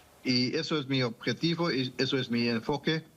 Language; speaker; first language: Spanish; non-native, fluent; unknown